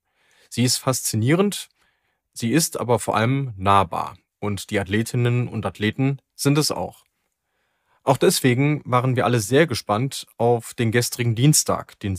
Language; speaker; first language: German; native; German